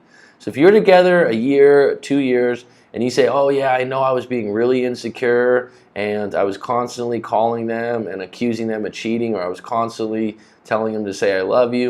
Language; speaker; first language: English; native; English